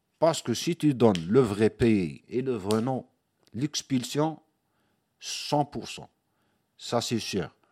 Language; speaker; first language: French; non-native, local second language; Arabic